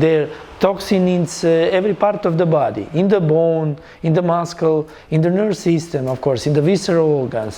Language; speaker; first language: English; non-native, learner; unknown